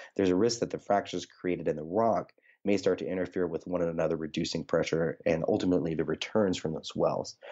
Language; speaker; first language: English; native; English